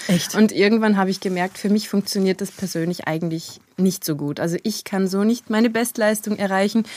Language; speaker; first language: German; native; German